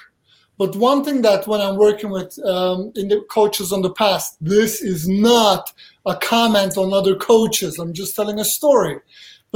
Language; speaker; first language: English; non-native, fluent; Turkish